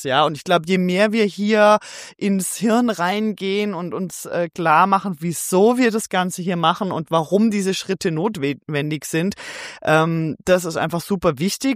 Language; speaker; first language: German; native; German